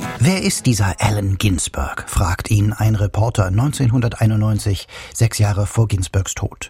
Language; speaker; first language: German; native; German